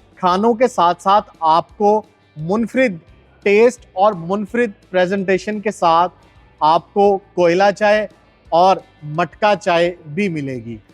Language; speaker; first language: Urdu; native; Urdu